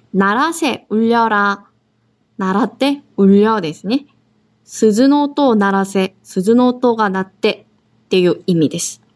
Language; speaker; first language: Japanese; non-native, fluent; Korean